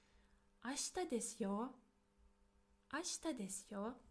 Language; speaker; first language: Japanese; non-native, fluent; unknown